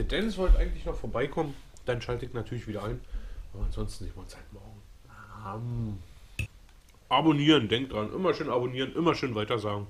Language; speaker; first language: German; native; German